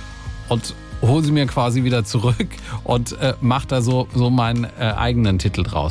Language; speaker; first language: German; native; German